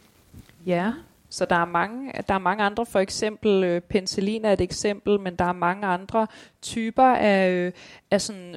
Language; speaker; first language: Danish; native; Danish